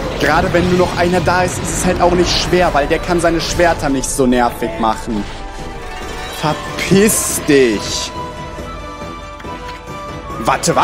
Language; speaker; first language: German; native; German